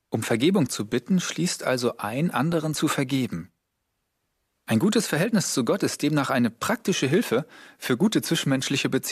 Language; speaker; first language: German; native; German